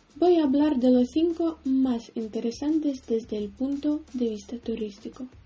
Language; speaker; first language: Spanish; non-native, fluent; Ukrainian